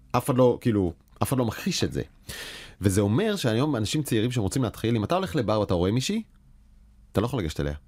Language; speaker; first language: Hebrew; native; Hebrew